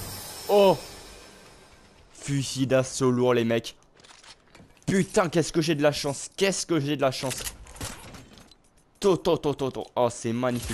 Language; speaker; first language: French; native; French